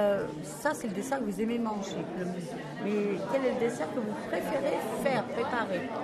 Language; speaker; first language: French; native; French